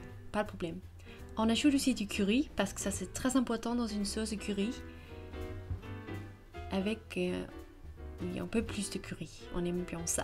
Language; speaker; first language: French; non-native, fluent; Danish